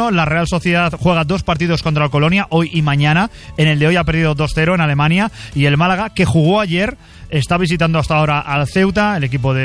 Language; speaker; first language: Spanish; native; Spanish